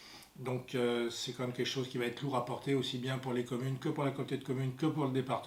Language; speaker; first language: French; native; French